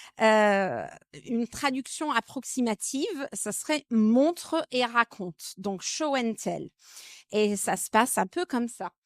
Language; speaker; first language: French; non-native, fluent; English